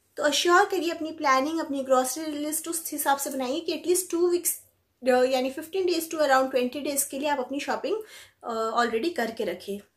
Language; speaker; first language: Hindi; native; Hindi